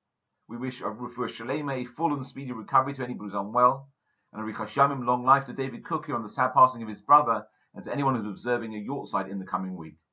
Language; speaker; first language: English; native; English